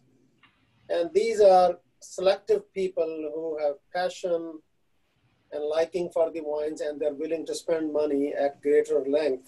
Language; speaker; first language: English; non-native, local second language; Hindi